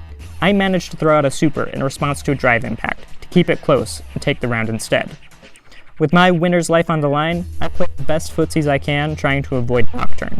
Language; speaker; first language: English; native; English